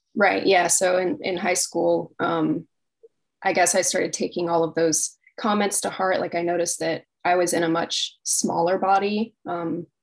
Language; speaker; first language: English; native; English